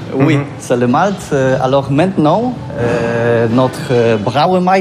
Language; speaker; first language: French; non-native, learner; Polish